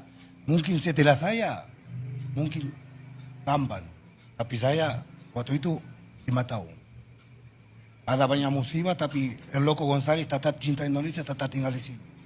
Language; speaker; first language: Indonesian; non-native, fluent; Spanish